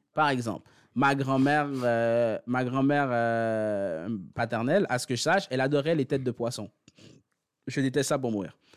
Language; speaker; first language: French; early bilingual, other home language; Haitian Creole